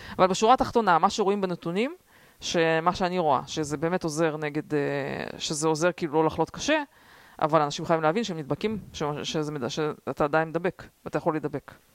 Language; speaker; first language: Hebrew; early bilingual, other home language; Russian